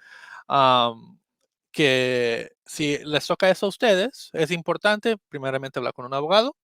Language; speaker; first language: Spanish; early bilingual, heritage; Spanish